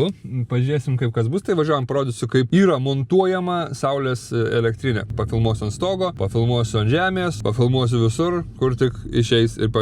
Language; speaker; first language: Lithuanian; native; Lithuanian